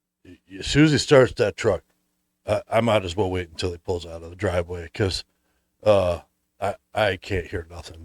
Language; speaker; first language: English; native; English